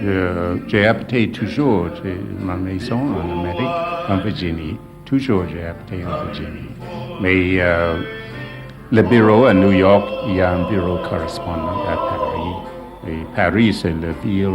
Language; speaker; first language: French; non-native, learner; English